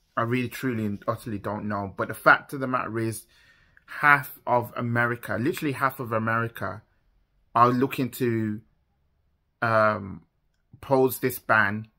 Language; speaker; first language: English; native; English